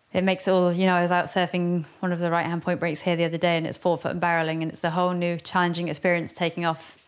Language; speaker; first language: English; native; English